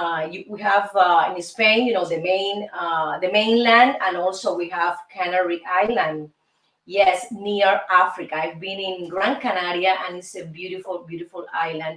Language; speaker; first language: English; non-native, fluent; Spanish